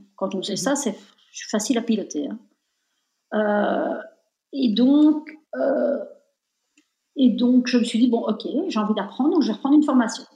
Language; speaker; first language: French; native; French